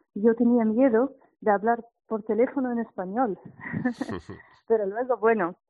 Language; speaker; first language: Spanish; non-native, learner; Russian